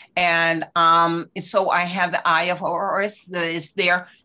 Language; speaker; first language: English; native; English